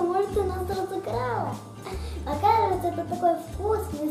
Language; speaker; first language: Russian; early bilingual, heritage; Russian